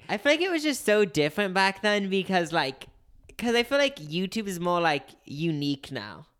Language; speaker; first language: English; native; English